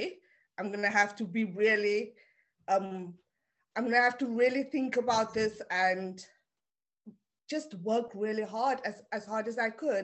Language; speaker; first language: English; non-native, local second language; Afrikaans